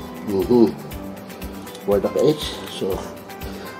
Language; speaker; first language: English; non-native, learner; Vietnamese